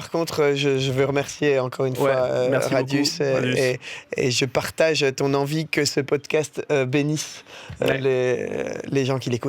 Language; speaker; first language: French; native; French